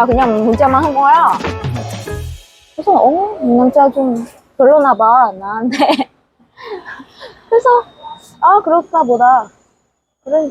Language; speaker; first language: Korean; non-native, fluent; Vietnamese